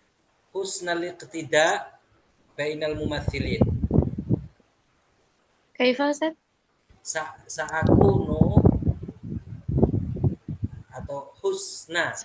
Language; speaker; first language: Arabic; non-native, learner; Indonesian